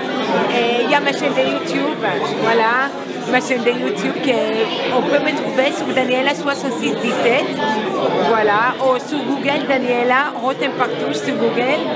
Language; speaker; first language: French; non-native, fluent; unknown